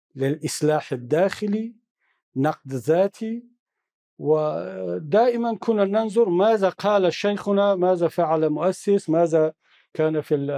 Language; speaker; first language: Arabic; non-native, fluent; Tajik